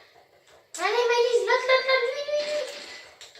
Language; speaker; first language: French; native; French